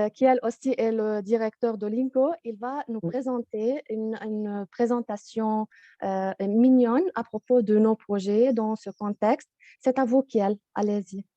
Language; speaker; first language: French; non-native, fluent; Arabic